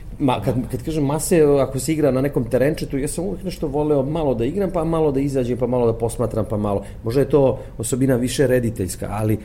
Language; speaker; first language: Serbian; native; Serbian